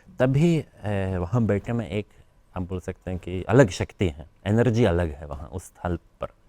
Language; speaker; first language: Hindi; non-native, fluent; Polish